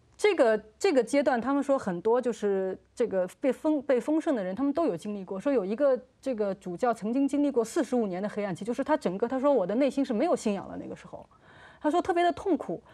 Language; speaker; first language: Chinese; native; Chinese